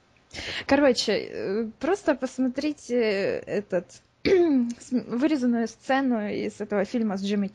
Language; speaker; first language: Russian; native; Russian